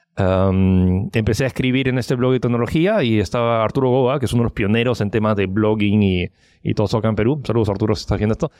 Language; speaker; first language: Spanish; early bilingual, other home language; French